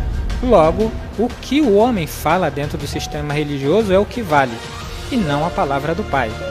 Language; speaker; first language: Portuguese; native; Portuguese